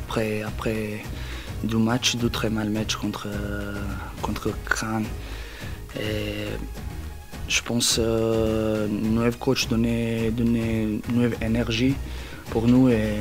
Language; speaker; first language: French; non-native, learner; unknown